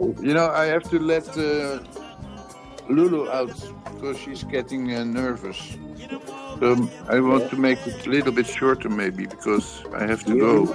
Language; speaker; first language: English; non-native, fluent; Dutch